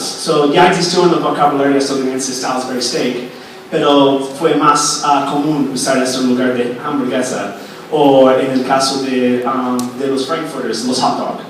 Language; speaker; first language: Spanish; non-native, fluent; English